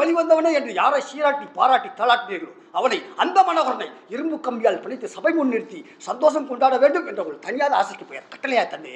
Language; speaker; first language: Tamil; native; Tamil